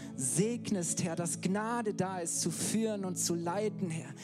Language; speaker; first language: German; native; German